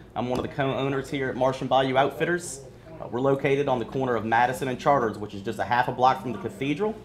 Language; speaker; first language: English; native; English